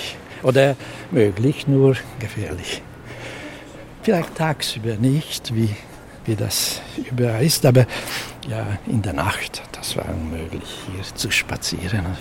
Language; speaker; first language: German; non-native, fluent; Hungarian